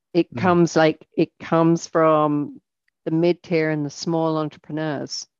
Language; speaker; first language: English; native; English